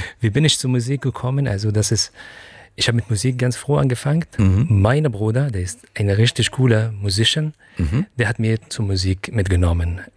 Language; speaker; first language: German; non-native, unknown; Arabic